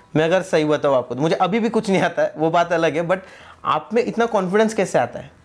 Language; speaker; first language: Hindi; non-native, local second language; Marathi